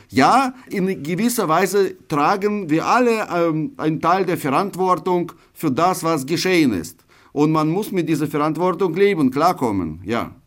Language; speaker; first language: German; non-native, fluent; Russian